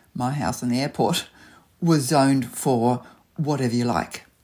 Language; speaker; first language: English; native; English